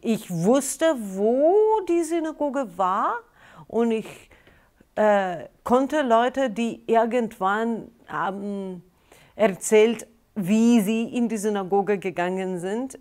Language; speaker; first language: German; non-native, fluent; Russian